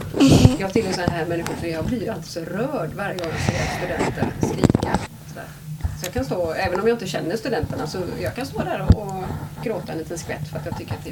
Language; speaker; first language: Swedish; native; Swedish